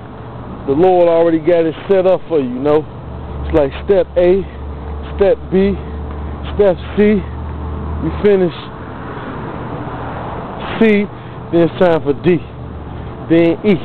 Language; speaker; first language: English; native; English